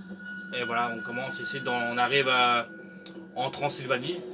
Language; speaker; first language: French; native; French